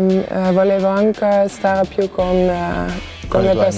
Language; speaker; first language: Italian; non-native, fluent; Dutch